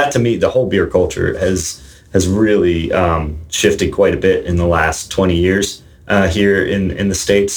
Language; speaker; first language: English; native; English